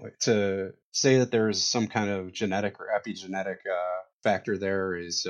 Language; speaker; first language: English; native; English